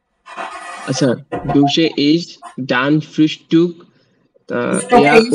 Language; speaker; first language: German; non-native, learner; Bangla